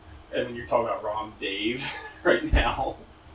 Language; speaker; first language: English; native; English